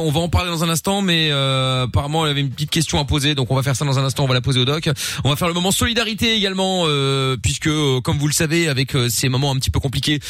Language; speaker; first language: French; native; French